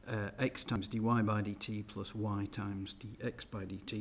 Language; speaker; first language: English; native; English